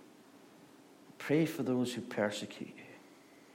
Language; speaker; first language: English; native; English